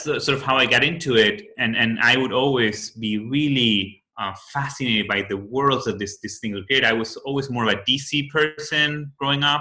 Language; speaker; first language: English; non-native, fluent; Spanish